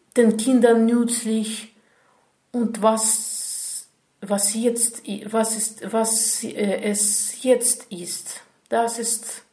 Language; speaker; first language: German; non-native, fluent; Russian